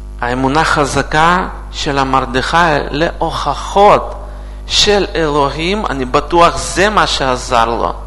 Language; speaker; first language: Hebrew; non-native, learner; Russian